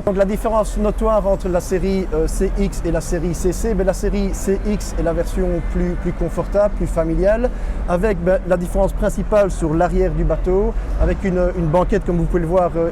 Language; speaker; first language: French; native; French